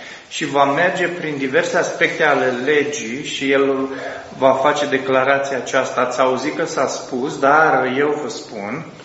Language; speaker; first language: Romanian; native; Romanian